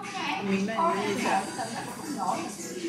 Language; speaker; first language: Chinese; non-native, fluent; Vietnamese